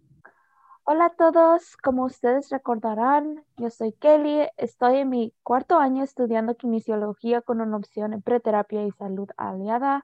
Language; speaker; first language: Spanish; early bilingual, heritage; Spanish